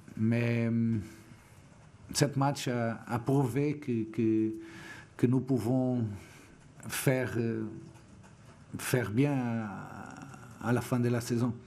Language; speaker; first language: French; non-native, fluent; Portuguese